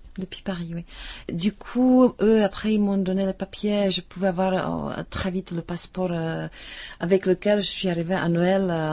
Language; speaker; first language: French; non-native, fluent; Czech